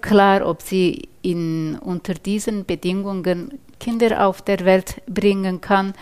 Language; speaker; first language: German; non-native, fluent; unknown